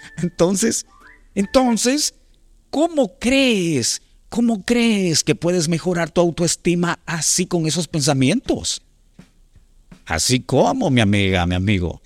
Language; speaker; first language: Spanish; native; Spanish